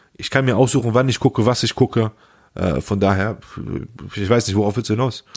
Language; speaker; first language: German; early bilingual, other home language; Turkish